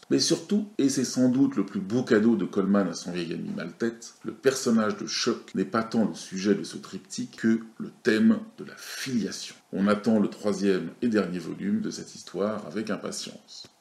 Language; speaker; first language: French; native; French